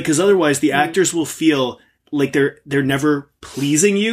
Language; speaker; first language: English; native; English